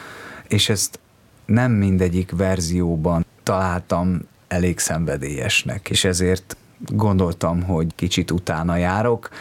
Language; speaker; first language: Hungarian; native; Hungarian